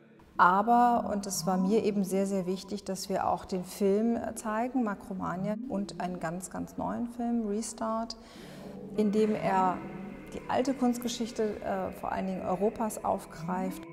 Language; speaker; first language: German; native; German